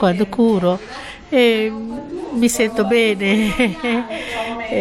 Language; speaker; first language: Italian; non-native, learner; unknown